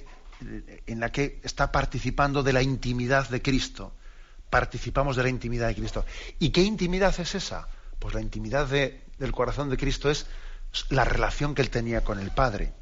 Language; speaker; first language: Spanish; native; Spanish